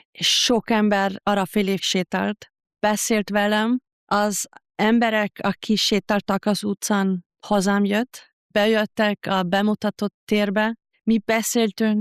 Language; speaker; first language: Hungarian; non-native, learner; German